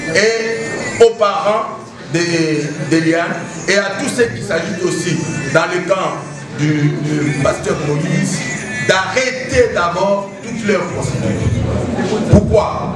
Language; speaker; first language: French; non-native, local second language; Lingala